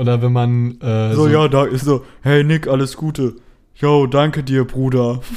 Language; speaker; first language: German; native; German